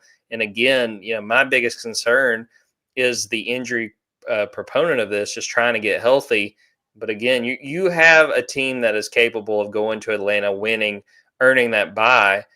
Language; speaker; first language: English; native; English